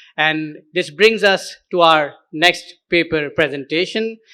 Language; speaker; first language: English; non-native, local second language; Urdu